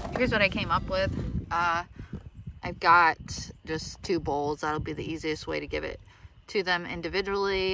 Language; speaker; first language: English; native; English